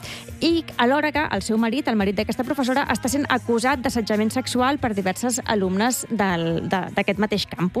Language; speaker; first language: Catalan; native; Catalan